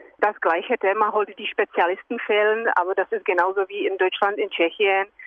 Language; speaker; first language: German; non-native, fluent; Czech